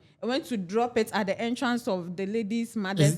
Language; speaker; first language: English; non-native, local second language; Akan